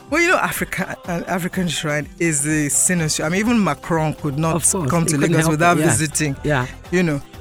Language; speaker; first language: English; non-native, local second language; Yoruba